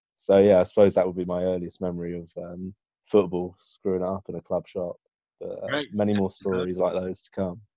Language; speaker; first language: English; native; English